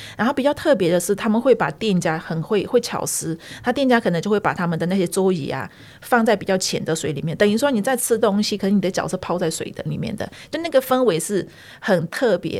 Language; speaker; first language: Chinese; early bilingual, heritage; Chinese